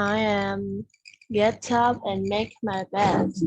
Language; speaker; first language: English; non-native, learner; Vietnamese